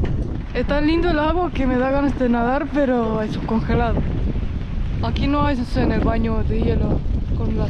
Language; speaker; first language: Spanish; native; Spanish